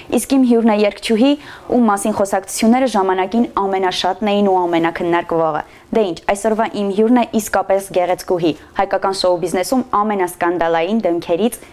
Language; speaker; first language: Armenian; native; Armenian